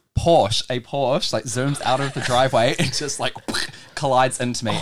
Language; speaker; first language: English; native; English